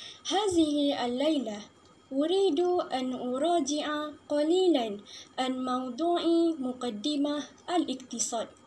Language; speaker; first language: Arabic; non-native, learner; Malay